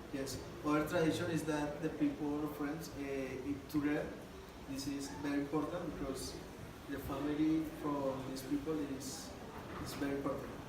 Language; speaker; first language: English; non-native, learner; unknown